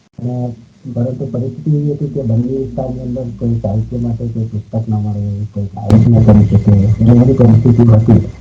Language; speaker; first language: Gujarati; non-native, local second language; Sindhi